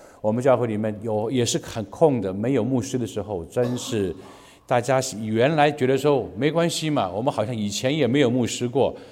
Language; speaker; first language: Chinese; native; Chinese